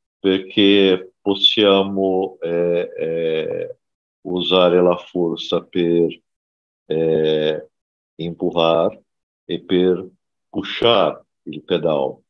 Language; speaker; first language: Italian; non-native, learner; Portuguese